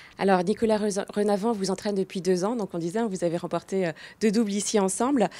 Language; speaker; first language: French; native; French